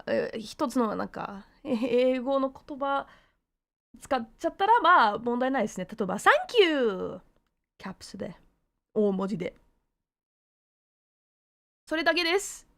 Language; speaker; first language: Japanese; non-native, fluent; English